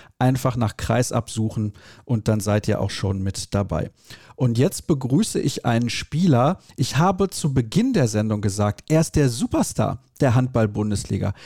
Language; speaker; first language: German; native; German